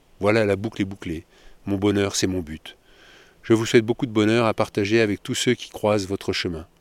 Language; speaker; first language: French; native; French